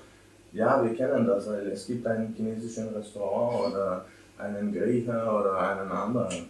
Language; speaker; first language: German; non-native, fluent; Albanian